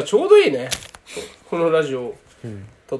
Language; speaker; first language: Japanese; native; Japanese